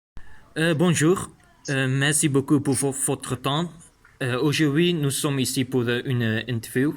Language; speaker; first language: French; non-native, learner; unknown